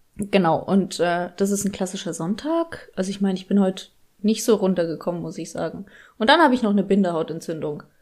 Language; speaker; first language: German; early bilingual, other home language; Polish